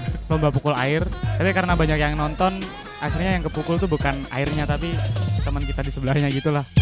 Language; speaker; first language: Indonesian; native; Indonesian